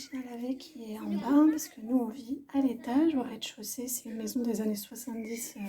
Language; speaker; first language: French; native; French